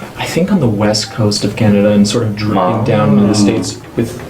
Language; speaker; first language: English; native; English